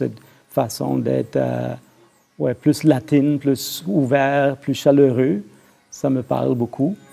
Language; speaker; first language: French; non-native, fluent; German